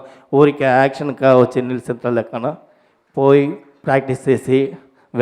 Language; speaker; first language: Telugu; non-native, learner; Tamil